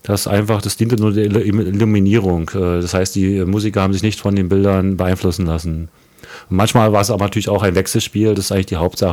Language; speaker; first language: German; native; German